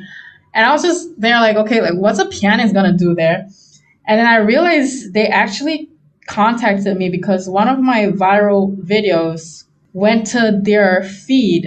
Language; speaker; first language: English; non-native, local second language; Chinese